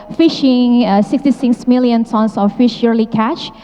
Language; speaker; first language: English; non-native, fluent; Indonesian